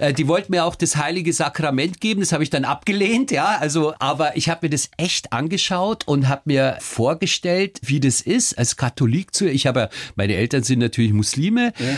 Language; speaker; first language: German; early bilingual, other home language; Turkish